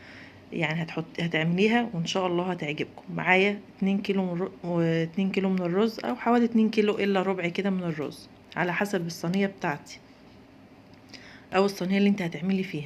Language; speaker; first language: Arabic; native; Arabic